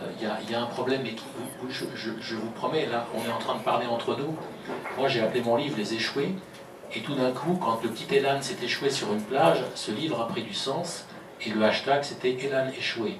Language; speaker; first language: French; native; French